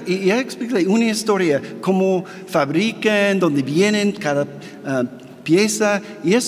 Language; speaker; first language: Spanish; non-native, fluent; English